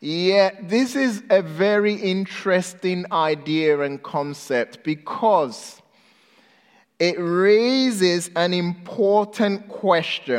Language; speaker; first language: English; non-native, local second language; Akan